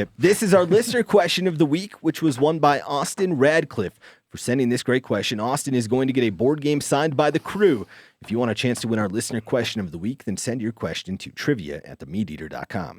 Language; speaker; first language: English; native; English